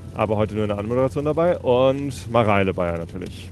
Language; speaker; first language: German; native; German